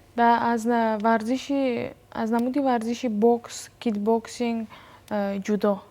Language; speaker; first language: Tajik; native; Tajik